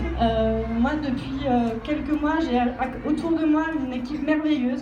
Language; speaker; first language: French; native; French